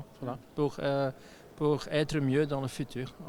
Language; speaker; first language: French; non-native, learner; Dutch